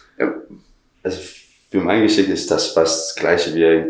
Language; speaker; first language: German; non-native, learner; Danish